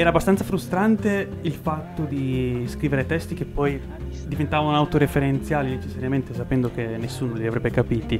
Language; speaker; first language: Italian; native; Italian